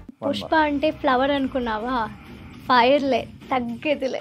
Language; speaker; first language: Telugu; non-native, learner; Malayalam